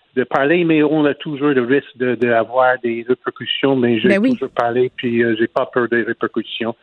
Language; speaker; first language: French; non-native, fluent; Chinese